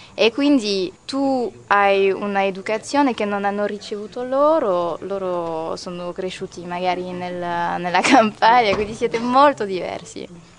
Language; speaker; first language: Italian; non-native, fluent; French